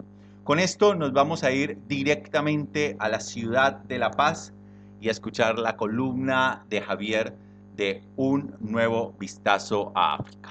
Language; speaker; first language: Spanish; native; Spanish